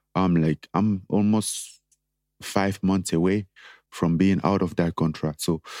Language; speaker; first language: English; non-native, local second language; French